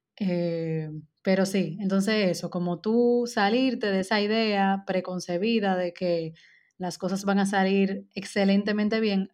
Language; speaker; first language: Spanish; native; Spanish